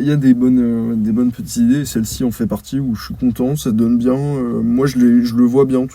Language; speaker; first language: French; native; French